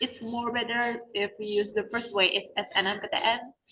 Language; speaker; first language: English; non-native, learner; Indonesian